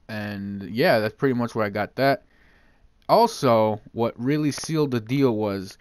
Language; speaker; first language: English; native; English